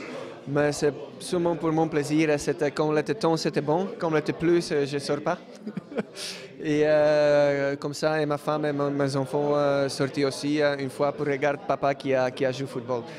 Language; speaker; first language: French; non-native, learner; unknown